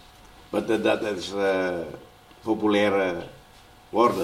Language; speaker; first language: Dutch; non-native, learner; Indonesian